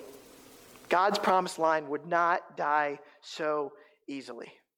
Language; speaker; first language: English; native; English